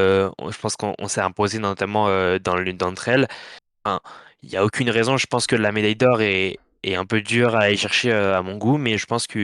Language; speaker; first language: French; native; French